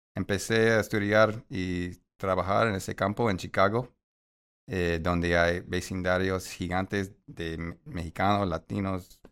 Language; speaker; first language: Spanish; non-native, fluent; English